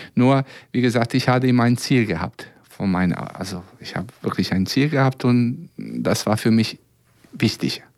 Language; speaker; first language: German; non-native, fluent; Serbian